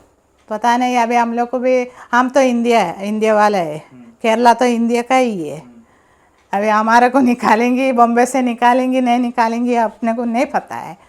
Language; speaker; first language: Hindi; non-native, local second language; Malayalam